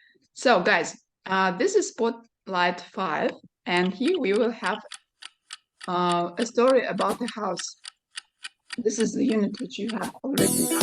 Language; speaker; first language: English; non-native, fluent; Russian